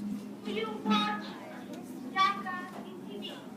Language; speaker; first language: English; non-native, learner; Spanish